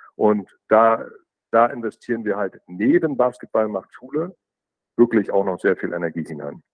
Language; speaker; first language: German; native; German